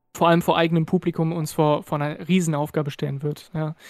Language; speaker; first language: German; non-native, fluent; French